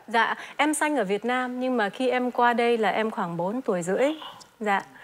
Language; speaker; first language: Vietnamese; early bilingual, heritage; Vietnamese